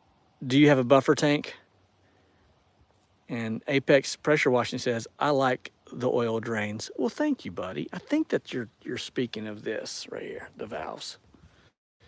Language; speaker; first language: English; native; English